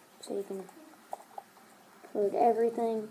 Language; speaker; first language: English; native; English